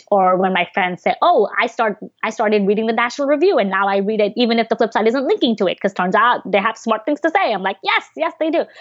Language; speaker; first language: English; early bilingual, other home language; Bangla